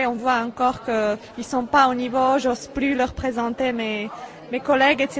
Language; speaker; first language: French; non-native, fluent; Czech